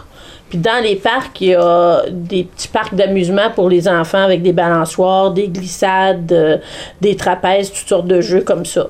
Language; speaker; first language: French; native; French